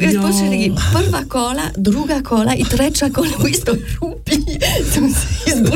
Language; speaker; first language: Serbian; non-native, learner; French